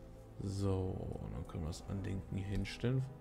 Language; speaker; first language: German; native; German